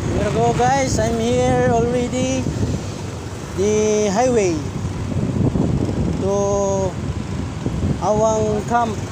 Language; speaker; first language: English; non-native, learner; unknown